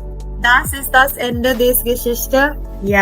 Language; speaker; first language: German; non-native, fluent; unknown